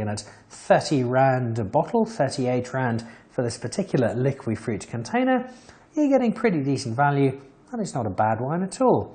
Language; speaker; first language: English; native; English